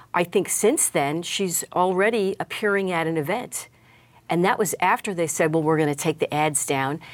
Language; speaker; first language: English; native; English